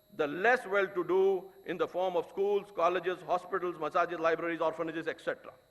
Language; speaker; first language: English; non-native, local second language; Urdu